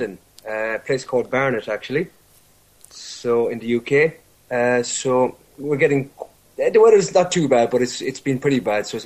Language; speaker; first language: English; native; English